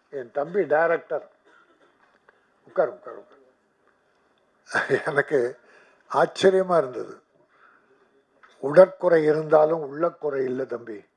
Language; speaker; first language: Tamil; native; Tamil